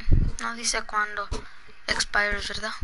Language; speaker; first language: Spanish; early bilingual, heritage; Spanish